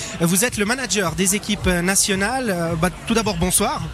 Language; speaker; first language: French; native; French